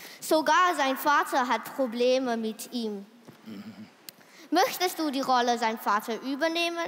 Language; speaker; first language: German; non-native, learner; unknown